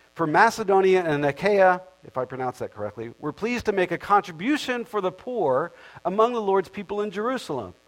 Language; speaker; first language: English; native; English